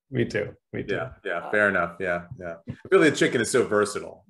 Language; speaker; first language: English; native; English